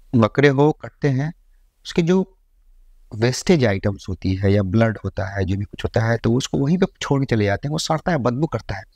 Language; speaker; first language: Hindi; native; Hindi